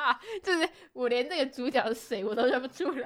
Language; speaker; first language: Chinese; native; Chinese